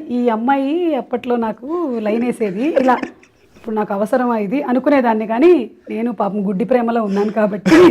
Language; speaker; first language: Telugu; non-native, local second language; Malayalam